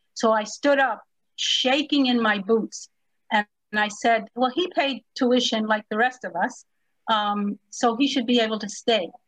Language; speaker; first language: English; early bilingual, other home language; Spanish